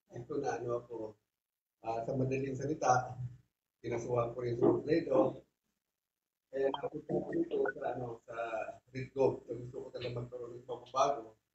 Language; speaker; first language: Filipino; non-native, local second language; Bikol